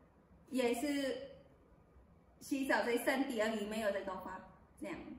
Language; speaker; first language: Chinese; non-native, learner; Filipino